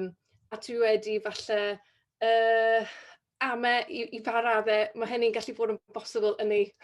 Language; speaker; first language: Welsh; native; Welsh